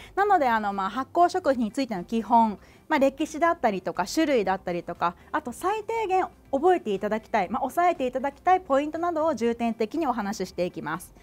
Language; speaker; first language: Japanese; native; Japanese